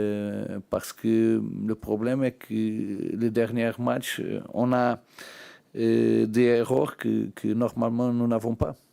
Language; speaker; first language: French; non-native, learner; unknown